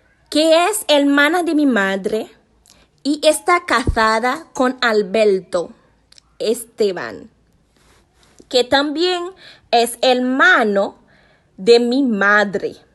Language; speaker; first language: Spanish; non-native, learner; Haitian Creole